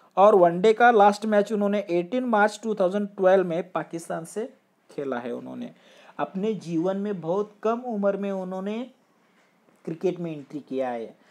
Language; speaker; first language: Hindi; non-native, local second language; Marathi